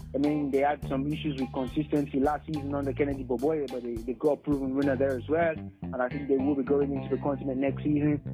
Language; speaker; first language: English; non-native, local second language; Yoruba